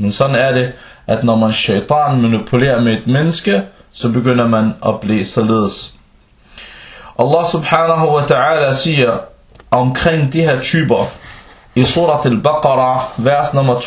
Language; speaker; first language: Danish; early bilingual, other home language; Arabic